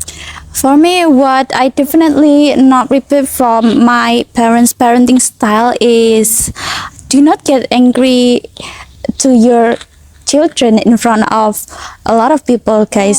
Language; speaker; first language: English; non-native, fluent; Indonesian